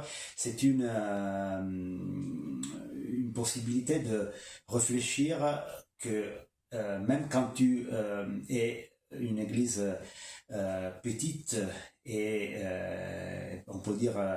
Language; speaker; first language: French; non-native, local second language; Kinyarwanda